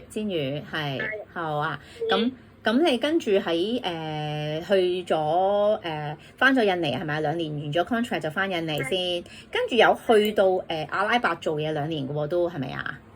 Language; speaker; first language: Cantonese; native; Cantonese